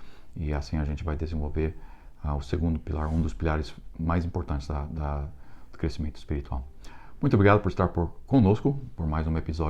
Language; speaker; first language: Portuguese; non-native, fluent; English